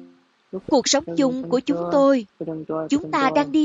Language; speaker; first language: Vietnamese; non-native, learner; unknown